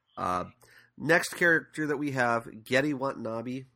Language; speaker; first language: English; native; English